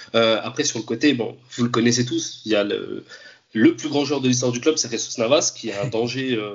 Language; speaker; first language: French; native; French